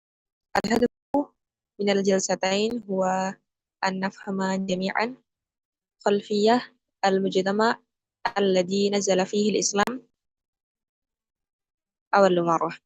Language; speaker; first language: Arabic; non-native, learner; Indonesian